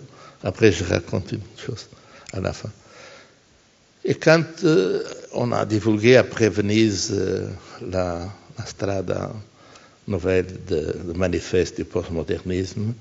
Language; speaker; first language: French; non-native, fluent; Portuguese